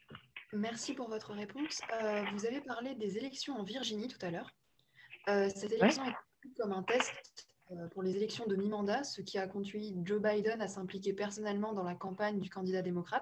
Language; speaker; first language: French; native; French